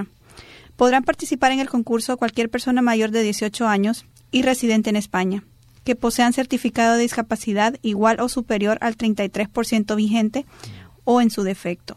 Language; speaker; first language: Spanish; native; Spanish